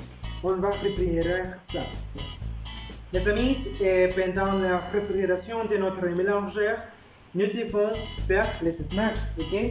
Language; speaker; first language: French; non-native, learner; Spanish